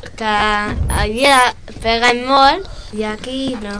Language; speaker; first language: Catalan; early bilingual, other home language; Arabic